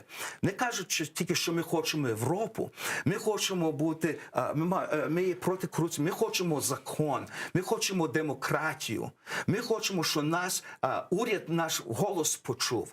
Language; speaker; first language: Ukrainian; early bilingual, heritage; English